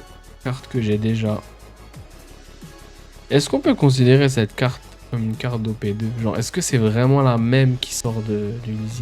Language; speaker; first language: French; native; French